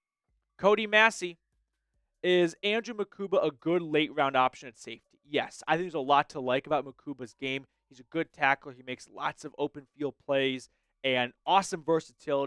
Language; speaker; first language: English; native; English